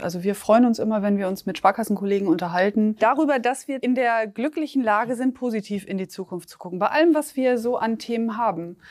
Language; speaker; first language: German; native; German